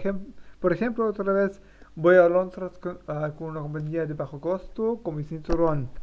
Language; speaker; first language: Spanish; non-native, learner; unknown